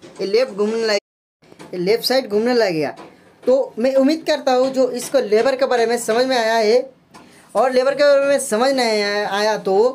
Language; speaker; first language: Hindi; non-native, local second language; Bangla